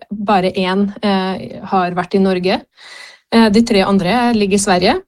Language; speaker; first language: Norwegian; native; Norwegian